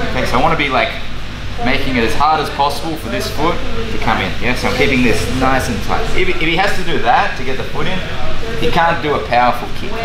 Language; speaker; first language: English; native; English